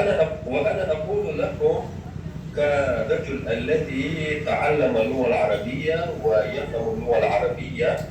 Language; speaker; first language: Arabic; non-native, fluent; Chechen